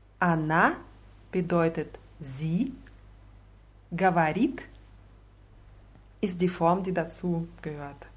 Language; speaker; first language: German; non-native, fluent; Russian